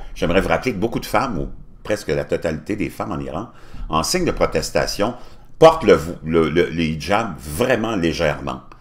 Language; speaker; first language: French; native; French